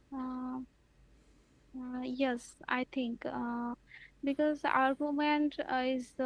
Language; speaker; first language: English; non-native, learner; Bangla